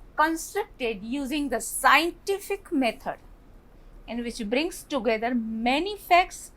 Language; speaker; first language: English; non-native, local second language; Gujarati